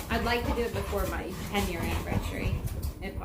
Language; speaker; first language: English; native; English